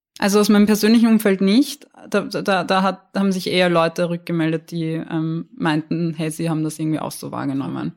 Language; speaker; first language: German; native; German